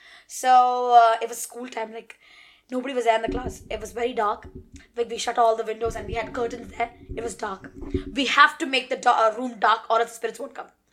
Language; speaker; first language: English; non-native, local second language; Malayalam